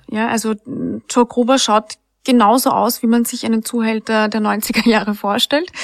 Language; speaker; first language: German; native; German